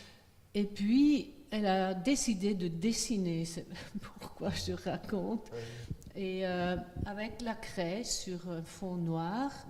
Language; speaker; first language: French; non-native, fluent; Swiss German